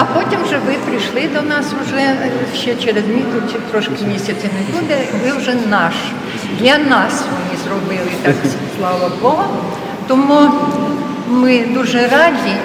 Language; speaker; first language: Ukrainian; non-native, local second language; Russian